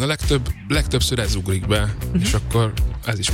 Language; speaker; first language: Hungarian; native; Hungarian